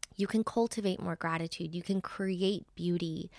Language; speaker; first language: English; early bilingual, other home language; Spanish